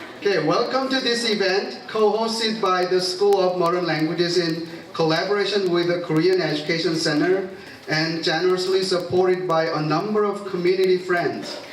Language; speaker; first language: English; non-native, fluent; Korean